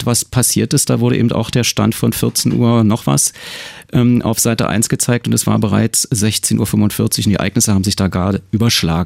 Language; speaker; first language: German; native; German